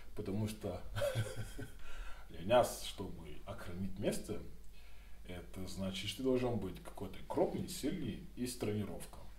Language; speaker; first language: Russian; non-native, learner; Yoruba